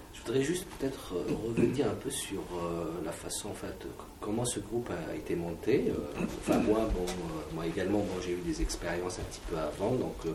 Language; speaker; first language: French; non-native, local second language; Kabyle